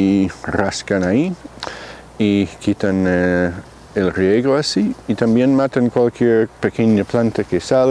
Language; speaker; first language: Spanish; non-native, fluent; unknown